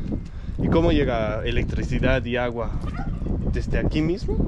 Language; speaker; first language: Spanish; non-native, fluent; Danish